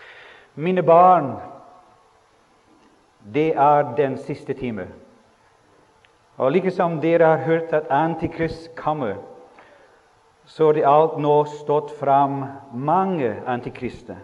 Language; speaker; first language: Norwegian; non-native, fluent; English